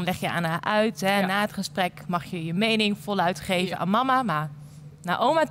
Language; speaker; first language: Dutch; native; Dutch